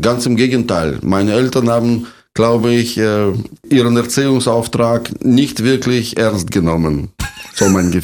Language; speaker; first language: German; non-native, fluent; Russian